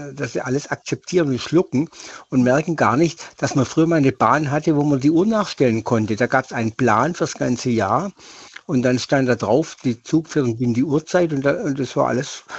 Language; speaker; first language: German; native; German